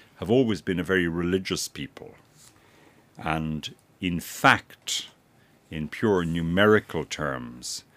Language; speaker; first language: English; native; English